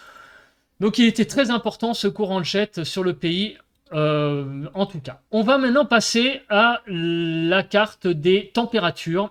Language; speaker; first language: French; native; French